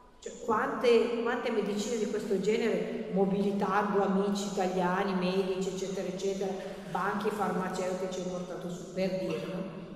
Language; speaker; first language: Italian; native; Italian